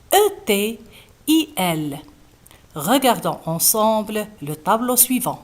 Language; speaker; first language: French; non-native, local second language; Arabic